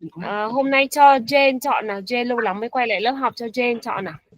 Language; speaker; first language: Vietnamese; native; Vietnamese